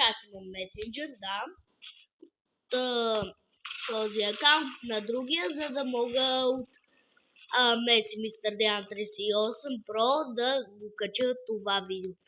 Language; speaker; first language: Bulgarian; native; Bulgarian